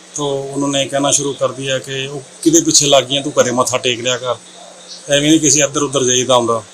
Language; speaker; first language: Hindi; native; Hindi